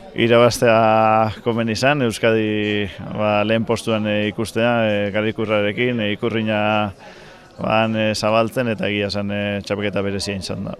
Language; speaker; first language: Basque; native; Basque